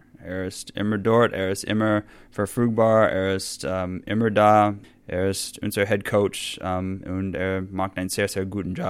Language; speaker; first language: German; non-native, fluent; English